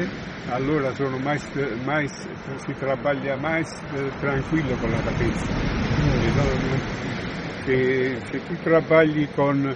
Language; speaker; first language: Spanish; non-native, learner; Italian